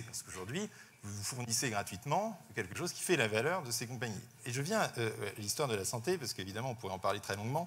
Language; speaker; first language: French; native; French